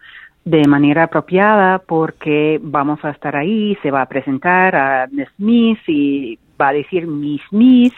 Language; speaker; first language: Spanish; non-native, fluent; English